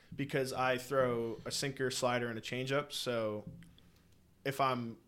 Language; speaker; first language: English; native; English